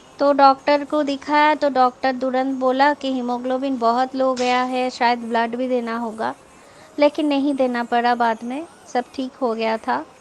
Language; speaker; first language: Hindi; non-native, local second language; Bangla